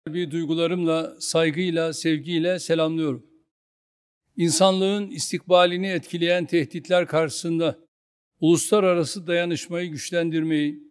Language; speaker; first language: Turkish; native; Turkish